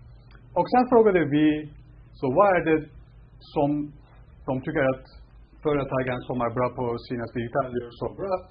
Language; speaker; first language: Swedish; non-native, fluent; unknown